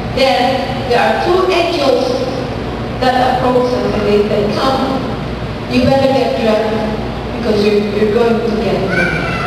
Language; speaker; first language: English; non-native, local second language; Filipino